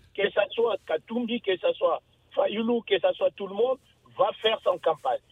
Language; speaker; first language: French; non-native, local second language; Lingala